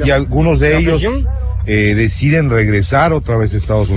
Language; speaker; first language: Spanish; native; Spanish